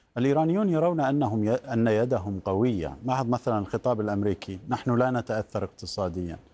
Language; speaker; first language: Arabic; non-native, fluent; Persian